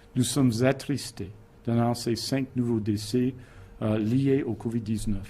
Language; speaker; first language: French; non-native, local second language; English